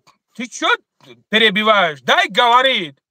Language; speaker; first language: Russian; non-native, learner; Tajik